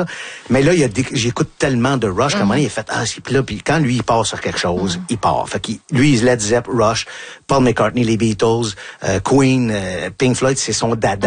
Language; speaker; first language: French; native; French